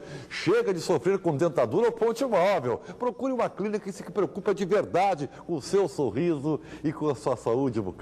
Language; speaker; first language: Portuguese; native; Portuguese